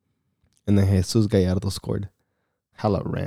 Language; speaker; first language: English; early bilingual, other home language; Spanish